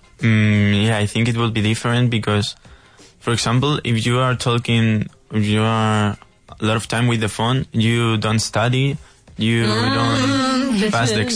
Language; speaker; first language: English; non-native, learner; Spanish